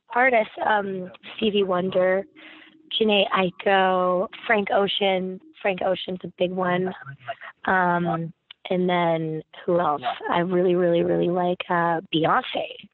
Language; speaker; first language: English; native; English